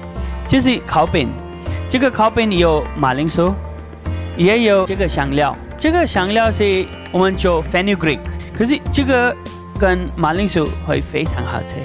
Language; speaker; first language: Chinese; non-native, learner; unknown